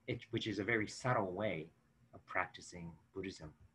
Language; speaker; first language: English; non-native, fluent; Japanese